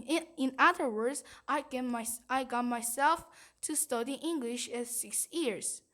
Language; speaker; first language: English; non-native, learner; Korean